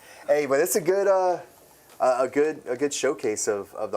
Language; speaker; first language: English; native; English